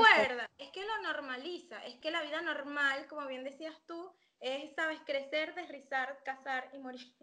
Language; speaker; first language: Spanish; native; Spanish